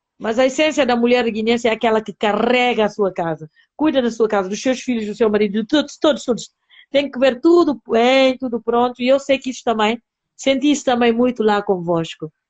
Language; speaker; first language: Portuguese; non-native, local second language; Upper Guinea Crioulo